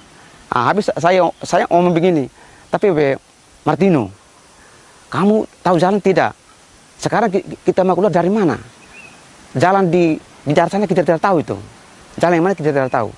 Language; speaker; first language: Indonesian; non-native, local second language; Tetum